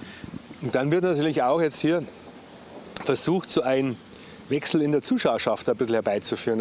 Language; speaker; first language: German; native; German